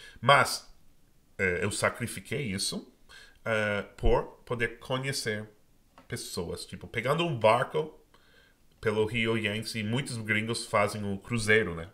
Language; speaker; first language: Portuguese; non-native, fluent; English